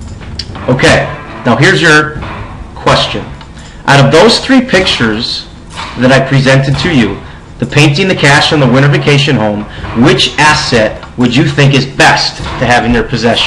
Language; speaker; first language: English; native; English